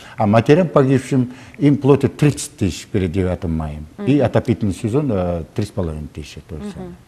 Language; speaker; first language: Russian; non-native, local second language; Kazakh